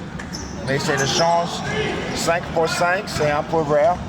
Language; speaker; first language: French; non-native, learner; English